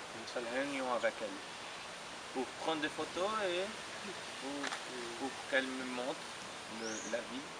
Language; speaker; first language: French; non-native, fluent; Portuguese